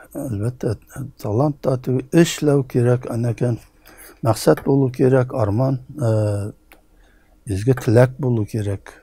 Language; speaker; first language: Tatar; early bilingual, heritage; Tatar